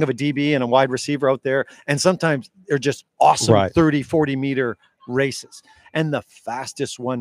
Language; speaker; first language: English; native; English